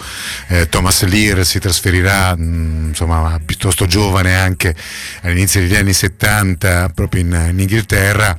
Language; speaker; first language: Italian; native; Italian